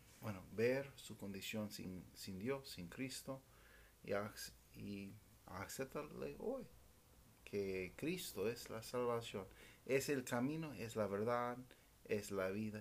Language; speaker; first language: Spanish; non-native, fluent; English